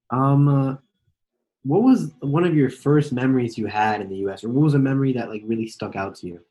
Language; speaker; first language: English; native; English